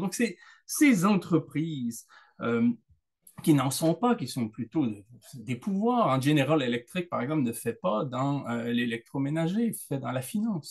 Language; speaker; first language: French; native; French